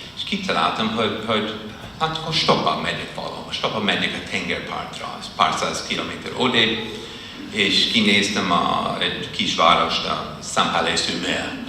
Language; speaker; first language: Hungarian; non-native, fluent; English